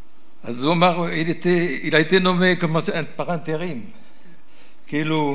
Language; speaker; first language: Hebrew; early bilingual, other home language; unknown